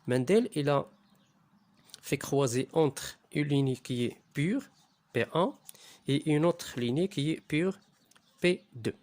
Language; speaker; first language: French; non-native, local second language; Arabic